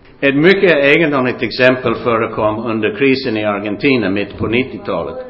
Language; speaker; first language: Swedish; non-native, fluent; English